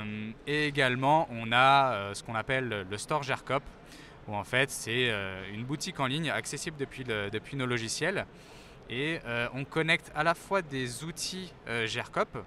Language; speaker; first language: French; native; French